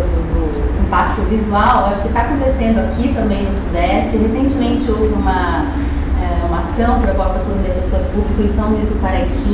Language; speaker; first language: Portuguese; native; Portuguese